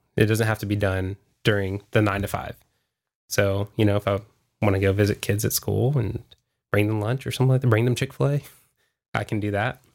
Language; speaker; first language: English; native; English